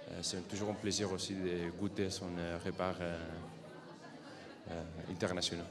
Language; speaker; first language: French; non-native, fluent; Catalan